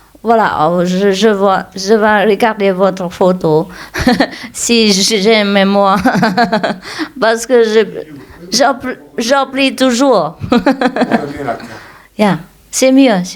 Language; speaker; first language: French; non-native, fluent; Vietnamese